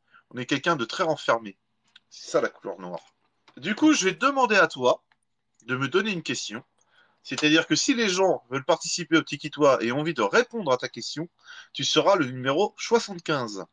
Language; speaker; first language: French; native; French